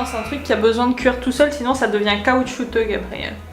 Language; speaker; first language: French; native; French